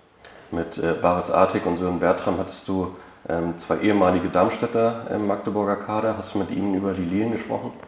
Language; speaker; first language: German; native; German